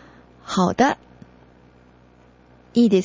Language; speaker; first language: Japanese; non-native, fluent; Chinese